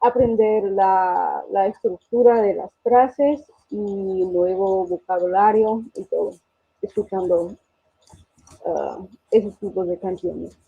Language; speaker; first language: Spanish; non-native, fluent; English